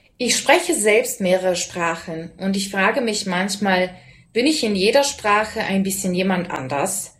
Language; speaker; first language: German; non-native, fluent; Serbian